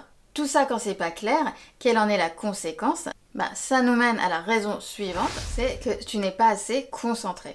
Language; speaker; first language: French; native; French